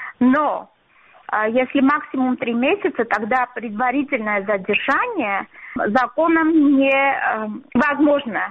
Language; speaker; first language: Russian; non-native, local second language; Armenian